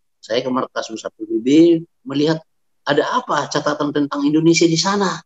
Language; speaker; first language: Indonesian; non-native, local second language; Batak Toba